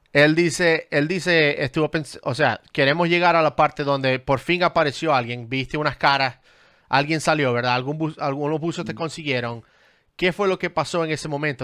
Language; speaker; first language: Spanish; native; Spanish